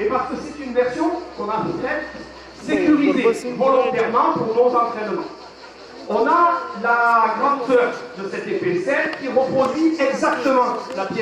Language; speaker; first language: French; native; French